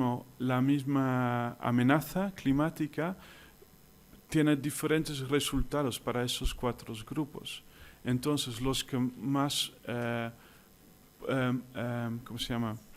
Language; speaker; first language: Spanish; non-native, fluent; Dutch